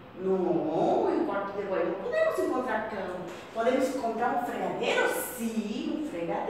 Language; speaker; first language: Portuguese; non-native, fluent; Spanish